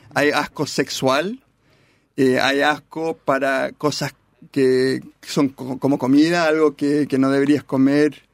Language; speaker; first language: Spanish; early bilingual, heritage; Spanish